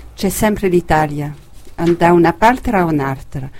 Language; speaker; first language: Italian; early bilingual, heritage; Italian